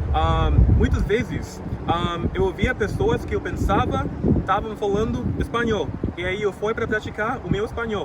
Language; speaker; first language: Portuguese; non-native, fluent; English